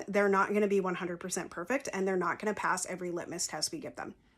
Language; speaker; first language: English; native; English